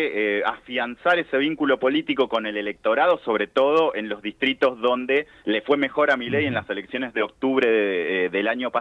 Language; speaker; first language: Spanish; native; Spanish